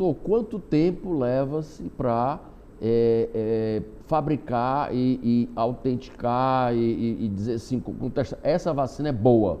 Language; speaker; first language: Portuguese; native; Portuguese